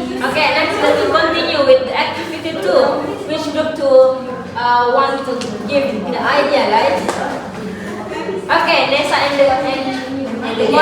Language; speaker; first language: English; non-native, learner; Indonesian